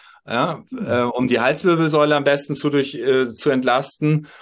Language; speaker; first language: German; native; German